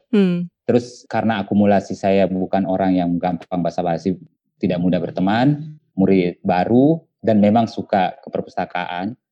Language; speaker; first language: Indonesian; non-native, local second language; Buginese